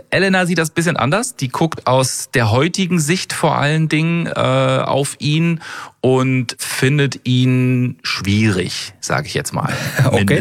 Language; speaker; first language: German; native; German